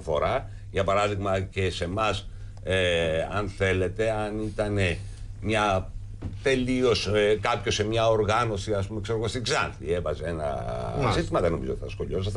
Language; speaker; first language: Greek; native; Greek